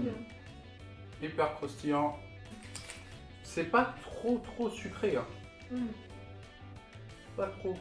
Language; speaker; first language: French; native; French